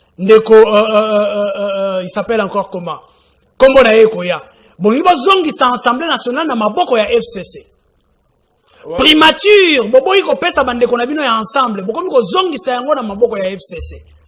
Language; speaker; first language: Lingala; native; Lingala